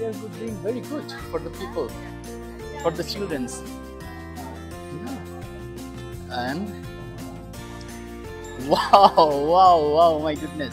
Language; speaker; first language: English; non-native, learner; Bangla